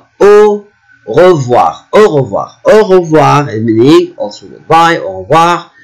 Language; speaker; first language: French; non-native, fluent; Arabic